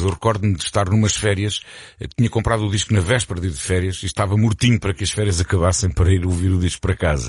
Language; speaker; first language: Portuguese; native; Portuguese